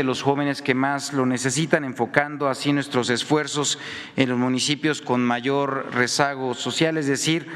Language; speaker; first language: Spanish; native; Spanish